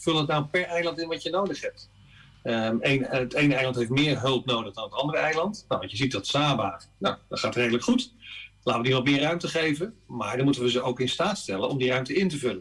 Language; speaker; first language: Dutch; native; Dutch